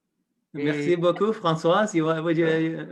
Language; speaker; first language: French; non-native, fluent; English